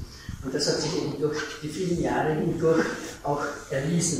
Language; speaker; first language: German; native; German